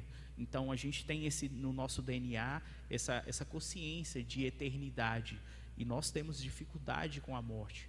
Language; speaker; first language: Portuguese; native; Portuguese